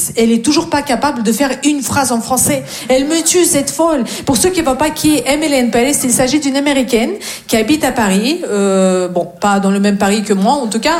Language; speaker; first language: French; non-native, fluent; Russian